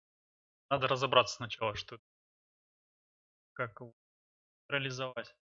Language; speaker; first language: Russian; native; Russian